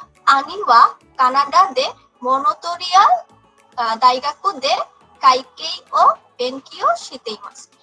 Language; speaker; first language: Japanese; non-native, learner; Bangla